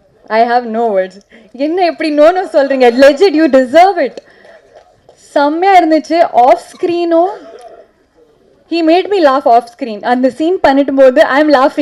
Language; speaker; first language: Tamil; non-native, local second language; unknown